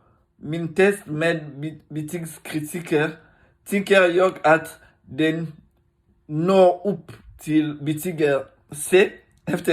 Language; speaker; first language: Swedish; non-native, learner; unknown